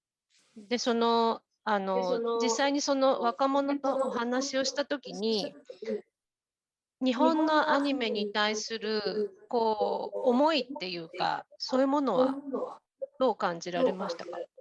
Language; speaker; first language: Japanese; native; Japanese